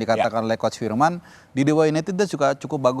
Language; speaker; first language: Indonesian; native; Indonesian